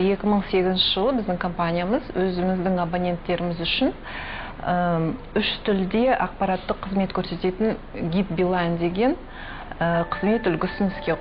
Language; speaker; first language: Kazakh; non-native, local second language; Russian